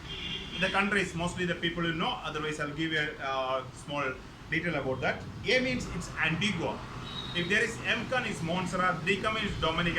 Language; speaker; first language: English; non-native, local second language; Malayalam